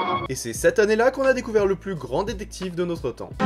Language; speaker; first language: French; native; French